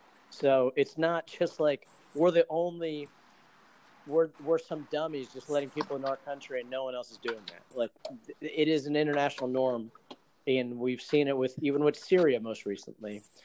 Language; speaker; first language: English; native; English